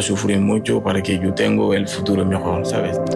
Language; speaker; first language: Spanish; non-native, learner; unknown